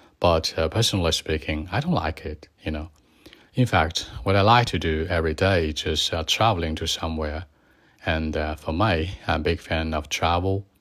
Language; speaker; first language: English; non-native, learner; Chinese